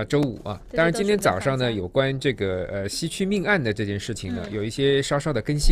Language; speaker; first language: Chinese; native; Chinese